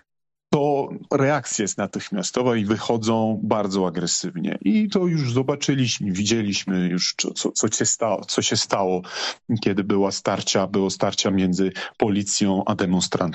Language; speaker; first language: Polish; non-native, fluent; Georgian